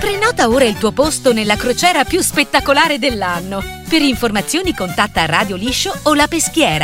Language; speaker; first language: Italian; native; Italian